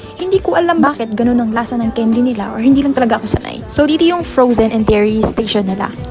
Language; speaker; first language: Filipino; native; Filipino